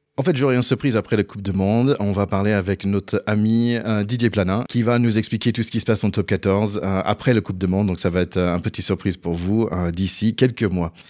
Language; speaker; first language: French; non-native, fluent; English